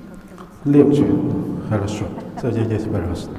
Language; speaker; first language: Russian; non-native, learner; Chinese